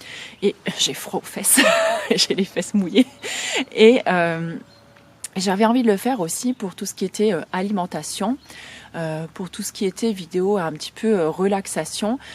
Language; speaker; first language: French; native; French